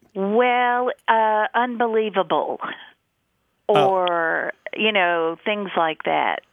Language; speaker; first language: English; native; English